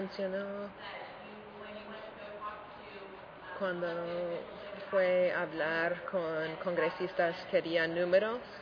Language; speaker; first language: Spanish; non-native, fluent; English